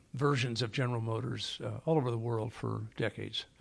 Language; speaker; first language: English; native; English